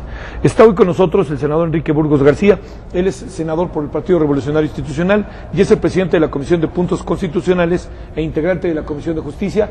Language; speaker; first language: Spanish; native; Spanish